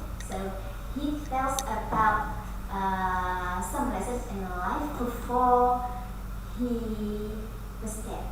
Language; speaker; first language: English; non-native, fluent; Indonesian